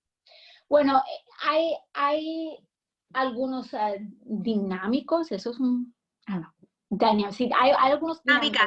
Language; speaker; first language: Spanish; early bilingual, heritage; English